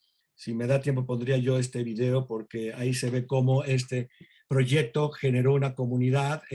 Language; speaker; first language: Spanish; native; Spanish